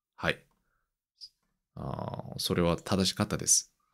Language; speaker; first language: Japanese; non-native, learner; Korean